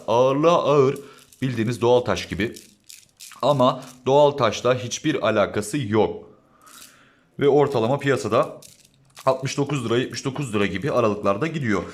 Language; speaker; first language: Turkish; native; Turkish